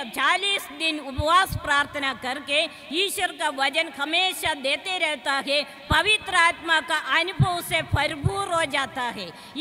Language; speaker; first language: Hindi; non-native, local second language; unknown